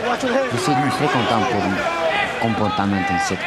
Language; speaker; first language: French; non-native, learner; Romanian